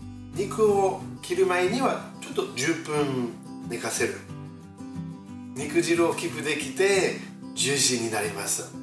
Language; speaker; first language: Japanese; non-native, fluent; French